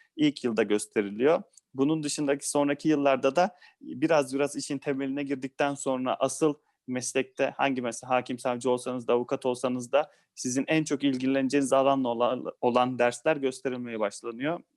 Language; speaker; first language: Turkish; native; Turkish